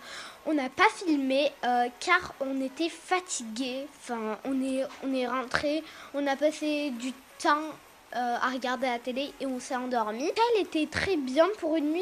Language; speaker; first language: French; native; French